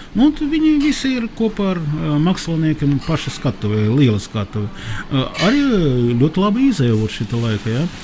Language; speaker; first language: Latvian; non-native, local second language; Russian